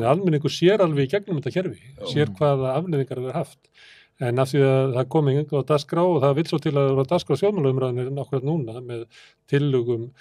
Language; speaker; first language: Icelandic; native; Icelandic